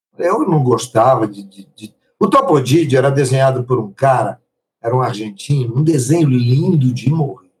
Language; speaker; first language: Portuguese; early bilingual, other home language; Italian